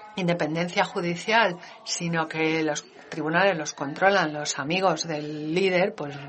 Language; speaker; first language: Spanish; non-native, fluent; Danish